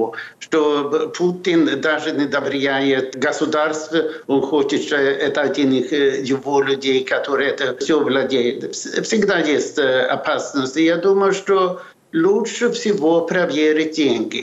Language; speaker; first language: Russian; non-native, fluent; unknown